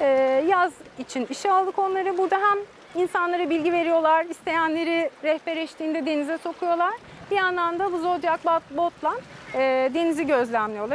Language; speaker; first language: Turkish; native; Turkish